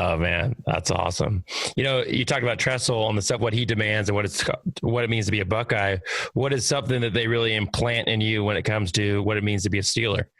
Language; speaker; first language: English; native; English